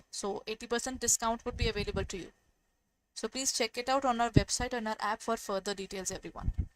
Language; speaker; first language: English; non-native, local second language; Hindi